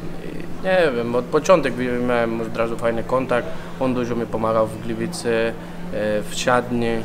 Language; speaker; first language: Polish; non-native, learner; Spanish